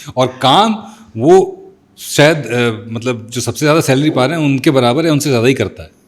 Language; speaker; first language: Hindi; native; Hindi